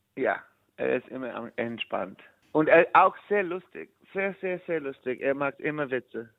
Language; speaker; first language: German; non-native, learner; English